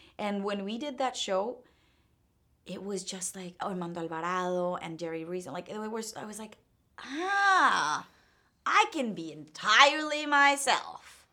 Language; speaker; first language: English; non-native, fluent; Spanish